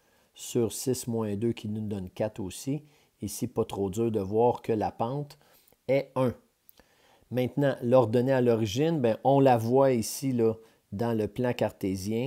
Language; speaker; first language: French; native; French